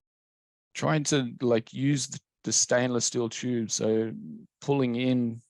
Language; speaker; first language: English; native; English